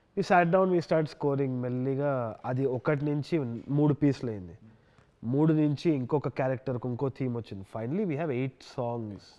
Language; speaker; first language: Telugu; native; Telugu